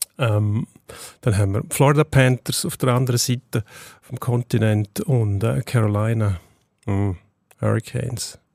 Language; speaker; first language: German; native; German